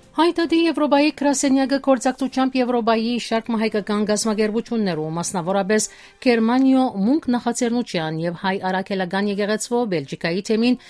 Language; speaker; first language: Armenian; early bilingual, heritage; Armenian